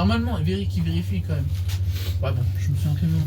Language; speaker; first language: French; native; French